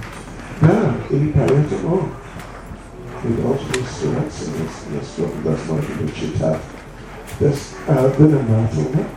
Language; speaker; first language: Russian; non-native, learner; English